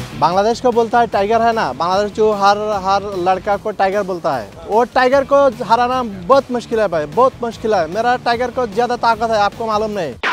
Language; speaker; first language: Hindi; non-native, fluent; Bangla